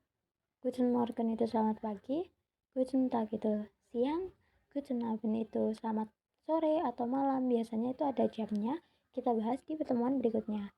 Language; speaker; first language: Indonesian; native; Indonesian